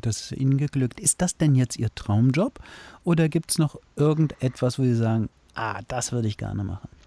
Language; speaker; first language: German; native; German